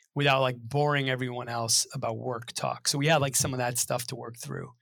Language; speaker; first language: English; native; English